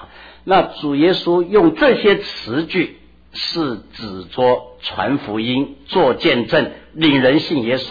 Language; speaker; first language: Chinese; native; Chinese